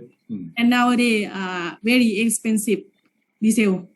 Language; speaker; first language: English; non-native, learner; Lao